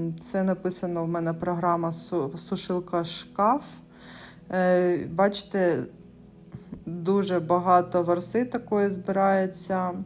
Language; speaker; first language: Ukrainian; non-native, local second language; Russian